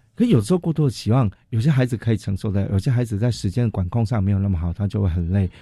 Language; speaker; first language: Chinese; native; Chinese